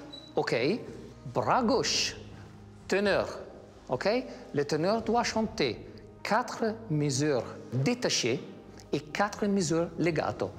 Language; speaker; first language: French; non-native, fluent; Italian